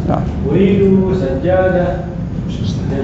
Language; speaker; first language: Arabic; non-native, learner; Indonesian